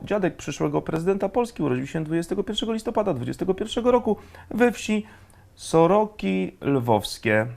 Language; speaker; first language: Polish; native; Polish